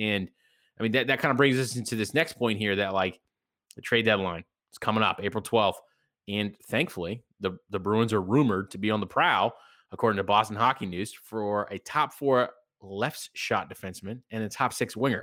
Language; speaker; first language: English; native; English